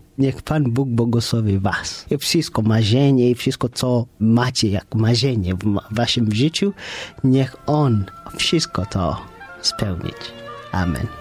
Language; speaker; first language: Polish; non-native, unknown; Kikuyu